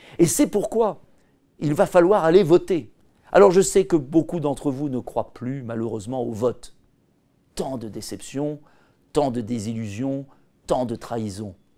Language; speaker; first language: French; native; French